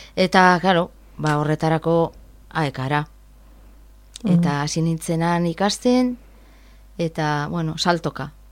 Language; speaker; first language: Basque; non-native, learner; Galician